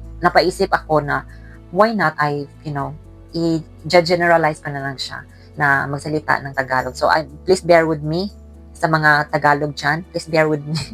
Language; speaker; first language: Filipino; non-native, local second language; Cebuano